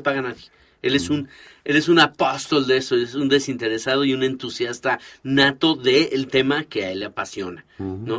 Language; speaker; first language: Spanish; native; Spanish